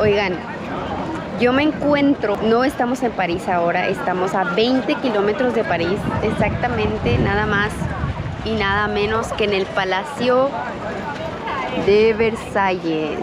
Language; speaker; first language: Spanish; native; Spanish